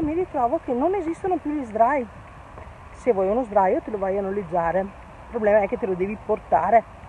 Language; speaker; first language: Italian; native; Italian